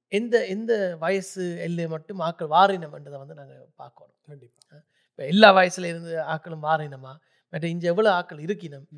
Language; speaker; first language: Tamil; early bilingual, heritage; Tamil